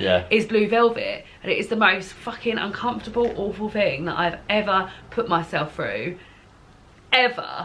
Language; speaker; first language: English; native; English